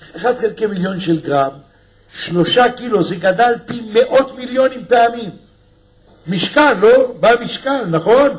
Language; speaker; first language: Hebrew; native; Hebrew